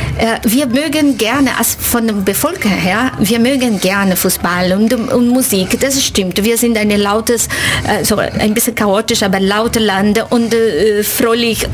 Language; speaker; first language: German; non-native, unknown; Portuguese